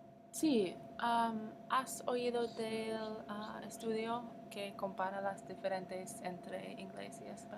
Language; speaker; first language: Spanish; non-native, learner; English